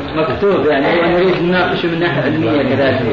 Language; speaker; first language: Arabic; native; Arabic